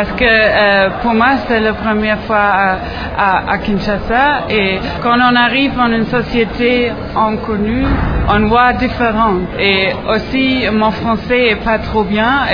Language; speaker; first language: French; non-native, learner; German